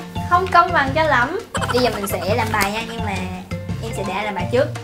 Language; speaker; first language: Vietnamese; native; Vietnamese